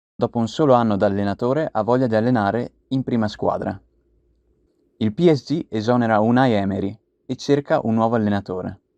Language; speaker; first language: Italian; native; Italian